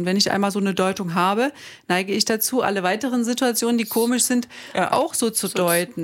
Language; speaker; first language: German; native; German